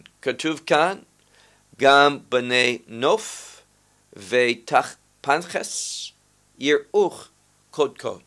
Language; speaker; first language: Hebrew; non-native, fluent; English